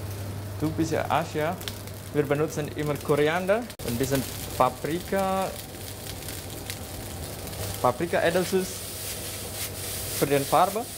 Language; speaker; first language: German; non-native, learner; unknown